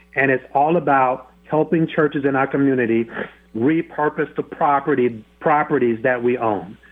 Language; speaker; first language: English; native; English